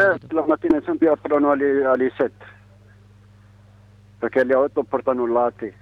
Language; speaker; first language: Italian; non-native, learner; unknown